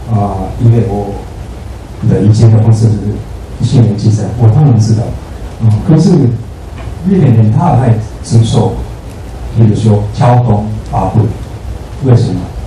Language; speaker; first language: Chinese; non-native, fluent; Japanese